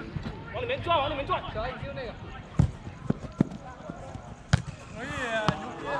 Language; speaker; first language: Chinese; native; Chinese